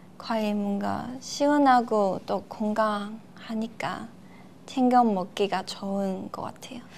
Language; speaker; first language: Korean; non-native, fluent; Chinese